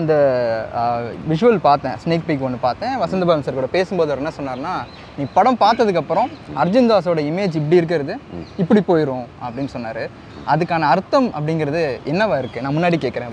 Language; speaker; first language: Tamil; native; Tamil